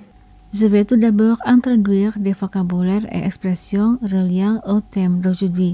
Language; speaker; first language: French; non-native, local second language; Indonesian